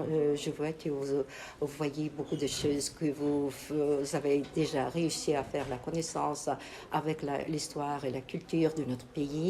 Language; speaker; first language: French; non-native, learner; Kazakh